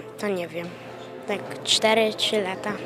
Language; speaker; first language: Polish; early bilingual, heritage; Polish